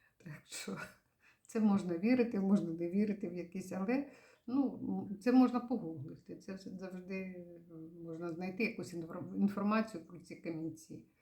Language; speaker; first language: Ukrainian; native; Ukrainian